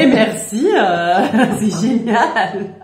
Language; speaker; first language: French; non-native, learner; English